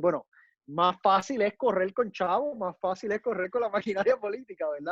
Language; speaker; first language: Spanish; native; Spanish